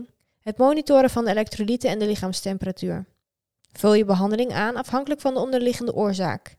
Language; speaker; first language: Dutch; native; Dutch